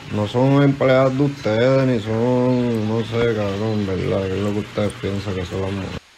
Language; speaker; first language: Spanish; native; Spanish